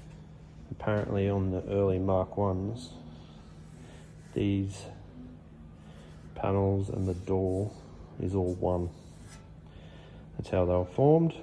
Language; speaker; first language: English; native; English